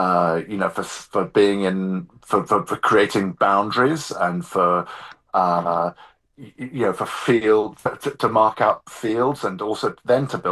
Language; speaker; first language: English; native; English